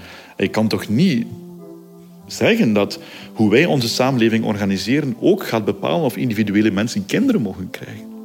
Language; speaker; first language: Dutch; native; Dutch